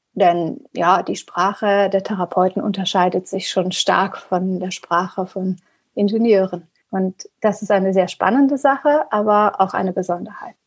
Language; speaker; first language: German; early bilingual, other home language; Persian